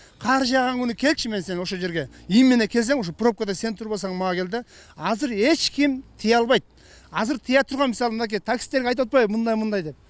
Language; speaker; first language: Kyrgyz; native; Kyrgyz